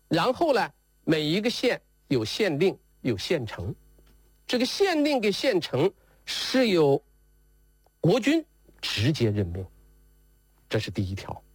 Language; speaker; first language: Chinese; native; Chinese